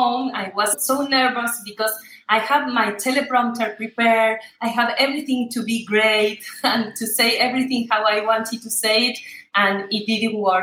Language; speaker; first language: English; non-native, fluent; Spanish